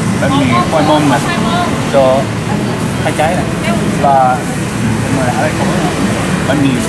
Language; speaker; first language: Vietnamese; non-native, learner; Japanese